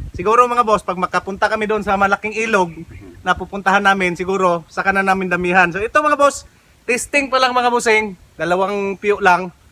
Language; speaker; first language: Filipino; non-native, local second language; Cebuano